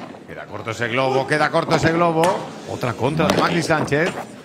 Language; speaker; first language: Spanish; native; Spanish